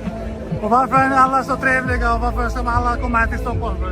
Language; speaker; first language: Swedish; non-native, fluent; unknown